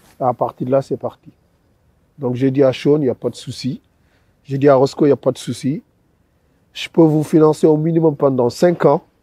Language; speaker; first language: French; non-native, local second language; Wolof